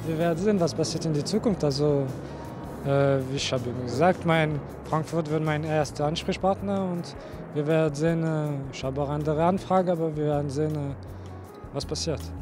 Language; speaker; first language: German; non-native, fluent; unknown